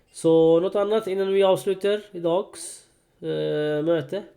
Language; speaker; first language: Swedish; non-native, learner; Urdu